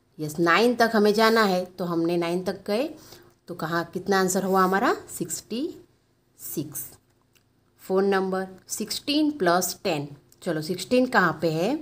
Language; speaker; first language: Hindi; non-native, local second language; Gujarati